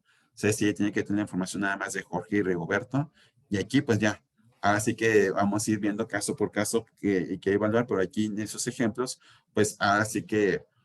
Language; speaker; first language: Spanish; native; Spanish